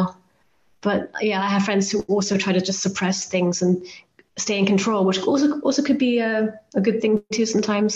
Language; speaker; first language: English; native; English